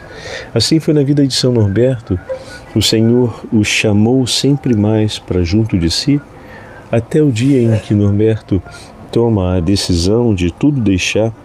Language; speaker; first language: Portuguese; native; Portuguese